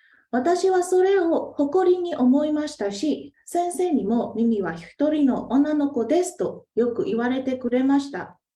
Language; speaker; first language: Japanese; non-native, fluent; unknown